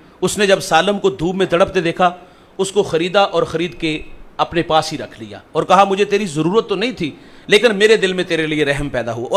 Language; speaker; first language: Urdu; non-native, local second language; Punjabi